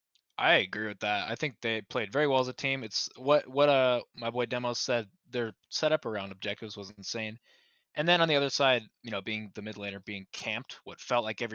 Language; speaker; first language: English; native; English